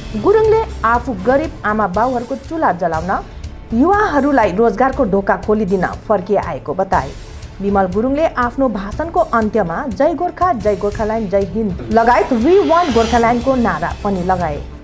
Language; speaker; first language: Nepali; native; Nepali